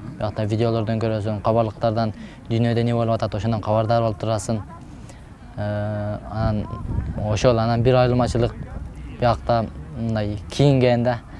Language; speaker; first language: Kyrgyz; early bilingual, heritage; Kyrgyz